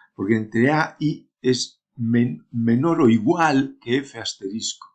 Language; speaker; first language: Spanish; native; Spanish